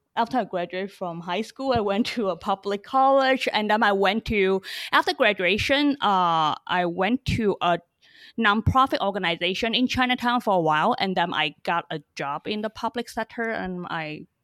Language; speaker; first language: English; early bilingual, other home language; Chinese